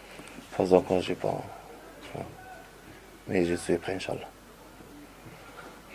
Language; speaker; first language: French; non-native, learner; Arabic